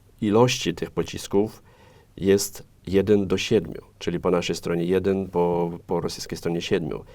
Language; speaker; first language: Polish; non-native, fluent; Ukrainian